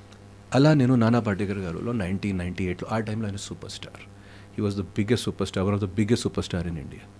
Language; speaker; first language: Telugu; non-native, fluent; Hindi